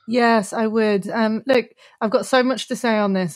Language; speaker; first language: English; native; English